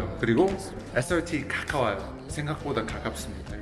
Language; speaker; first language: Korean; non-native, fluent; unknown